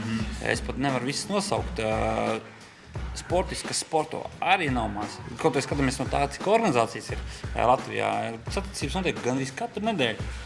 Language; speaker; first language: Latvian; native; Latvian